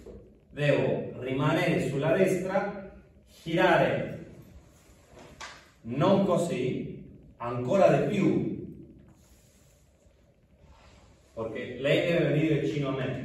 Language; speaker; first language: Italian; non-native, fluent; Spanish